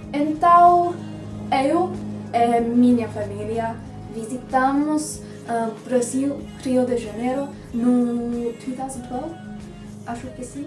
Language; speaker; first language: Portuguese; non-native, learner; English